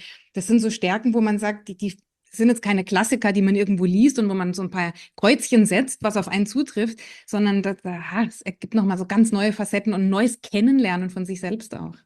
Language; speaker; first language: German; native; German